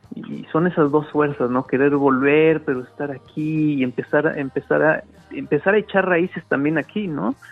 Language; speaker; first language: Spanish; native; Spanish